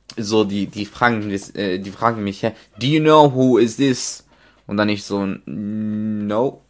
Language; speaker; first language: German; non-native, fluent; Arabic